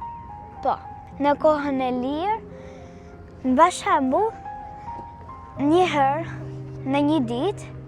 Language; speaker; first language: Albanian; early bilingual, heritage; Albanian